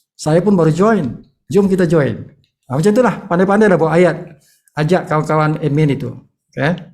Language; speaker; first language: Malay; native; Malay